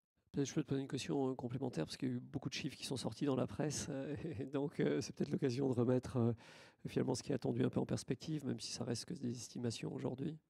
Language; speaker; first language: French; native; French